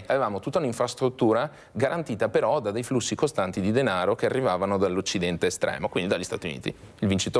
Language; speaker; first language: Italian; native; Italian